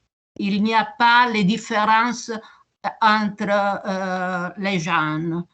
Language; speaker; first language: French; non-native, learner; Italian